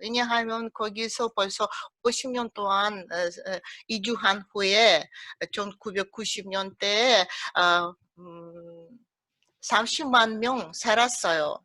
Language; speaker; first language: Korean; early bilingual, heritage; Russian